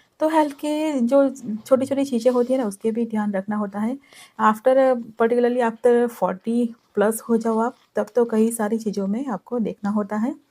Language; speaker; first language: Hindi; non-native, local second language; Gujarati